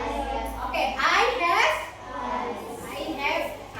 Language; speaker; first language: English; non-native, learner; Indonesian